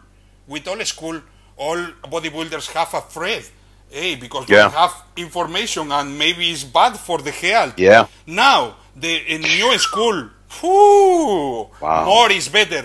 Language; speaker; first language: English; non-native, learner; Spanish